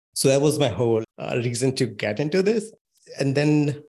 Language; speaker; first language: English; non-native, local second language; Hindi